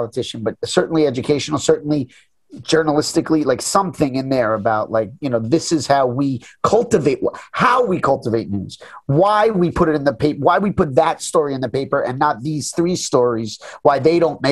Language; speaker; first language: English; native; English